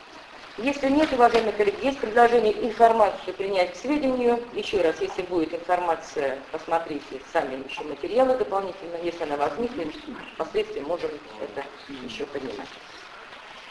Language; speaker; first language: Russian; native; Russian